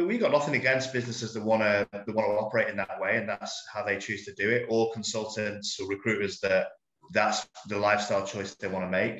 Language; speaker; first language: English; native; English